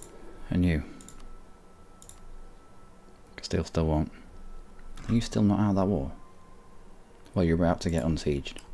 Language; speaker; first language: English; native; English